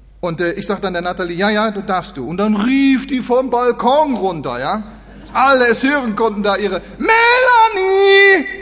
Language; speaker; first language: German; native; German